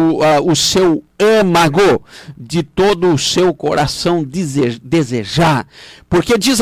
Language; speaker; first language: Portuguese; native; Portuguese